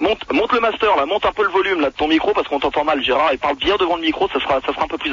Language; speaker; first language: French; native; French